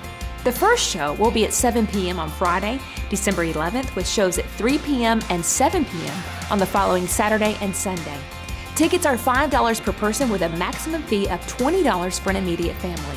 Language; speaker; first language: English; native; English